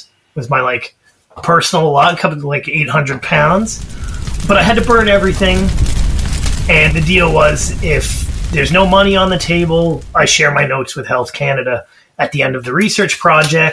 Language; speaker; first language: English; native; English